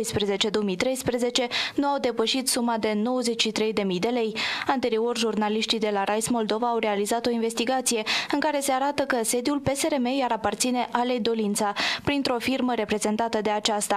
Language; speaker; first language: Romanian; native; Romanian